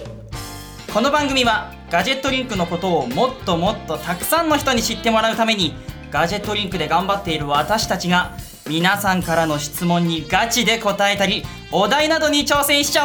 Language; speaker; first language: Japanese; native; Japanese